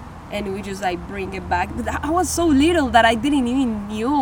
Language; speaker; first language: English; non-native, fluent; Spanish